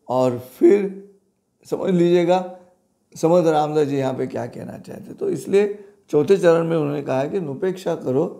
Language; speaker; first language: Hindi; non-native, local second language; Marathi